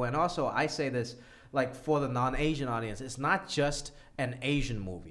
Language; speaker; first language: English; early bilingual, other home language; Cantonese